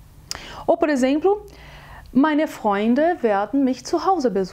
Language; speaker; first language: German; non-native, fluent; Portuguese